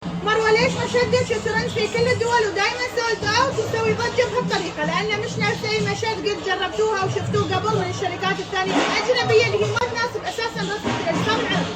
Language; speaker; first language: Arabic; native; Arabic